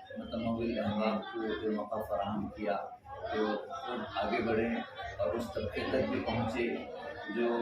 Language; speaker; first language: Urdu; native; Urdu